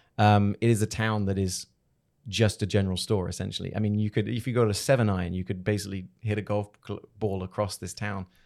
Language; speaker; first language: English; native; English